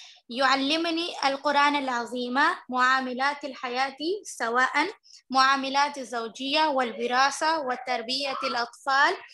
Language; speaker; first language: Arabic; non-native, learner; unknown